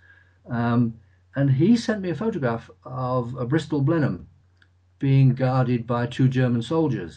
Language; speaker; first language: English; native; English